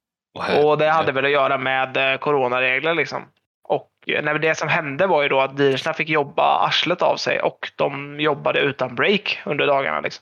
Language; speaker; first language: Swedish; native; Swedish